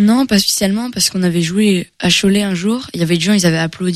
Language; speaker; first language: French; early bilingual, other home language; Portuguese